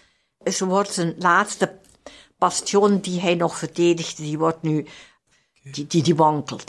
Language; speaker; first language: Dutch; non-native, fluent; German